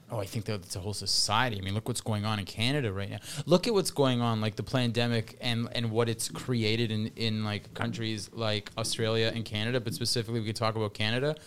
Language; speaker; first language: English; early bilingual, other home language; Russian